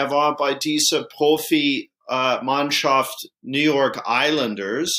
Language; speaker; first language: German; non-native, fluent; English